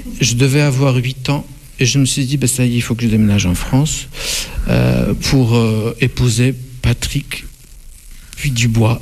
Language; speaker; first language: French; non-native, fluent; Russian